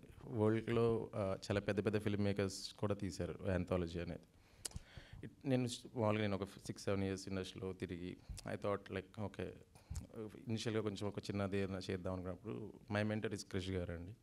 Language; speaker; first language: Telugu; native; Telugu